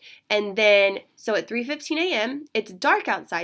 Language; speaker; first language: English; native; English